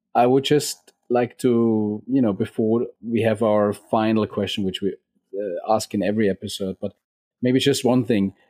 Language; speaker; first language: English; non-native, fluent; German